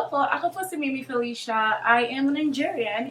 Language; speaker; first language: Filipino; non-native, fluent; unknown